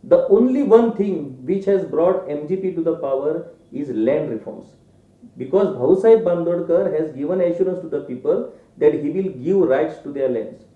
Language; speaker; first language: English; non-native, local second language; Marathi